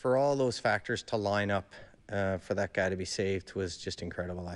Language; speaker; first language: English; native; English